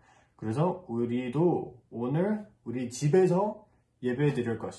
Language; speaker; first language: Korean; non-native, fluent; English